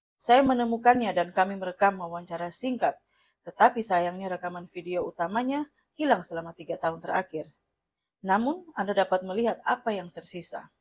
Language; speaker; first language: Indonesian; non-native, fluent; Russian